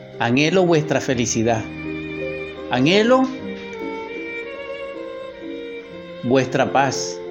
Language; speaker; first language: Spanish; native; Spanish